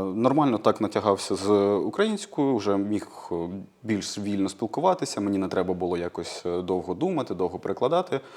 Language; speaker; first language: Ukrainian; non-native, local second language; Russian